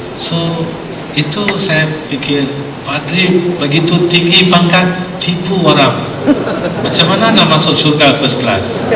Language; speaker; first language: Malay; non-native, local second language; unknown